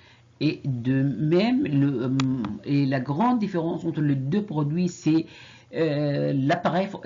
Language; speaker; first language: French; non-native, fluent; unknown